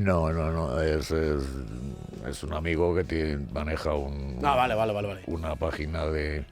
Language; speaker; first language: Spanish; native; Spanish